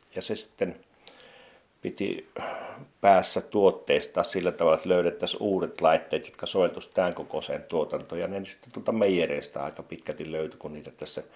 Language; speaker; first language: Finnish; native; Finnish